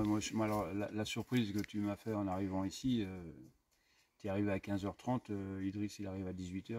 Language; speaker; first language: French; native; French